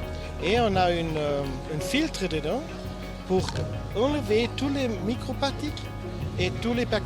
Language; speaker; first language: French; non-native, learner; German